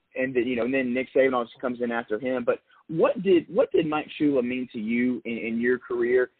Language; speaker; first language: English; native; English